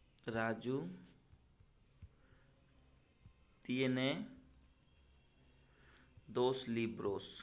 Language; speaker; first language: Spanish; non-native, learner; Hindi